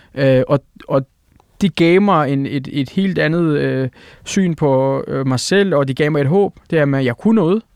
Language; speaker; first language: Danish; early bilingual, other home language; Turkish